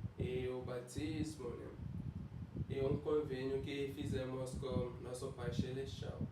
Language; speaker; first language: Portuguese; non-native, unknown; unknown